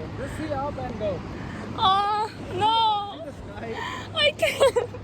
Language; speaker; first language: English; non-native, learner; Korean